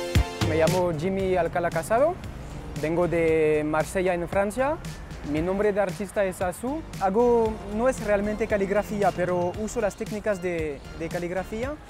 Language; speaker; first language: Spanish; early bilingual, heritage; French